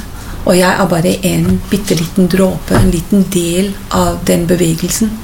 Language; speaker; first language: Norwegian; non-native, fluent; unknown